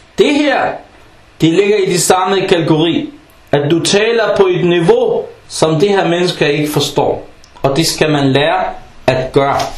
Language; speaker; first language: Danish; non-native, fluent; Arabic